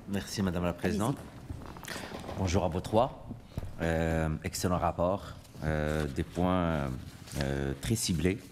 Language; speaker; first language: French; native; French